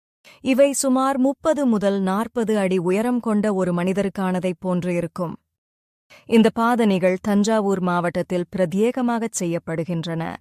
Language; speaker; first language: Tamil; native; Tamil